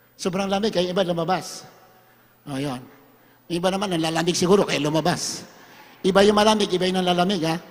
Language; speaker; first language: Filipino; non-native, local second language; Hiligaynon